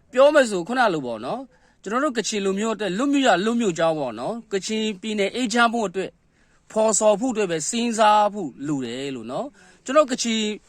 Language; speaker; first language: Burmese; non-native, local second language; Kachin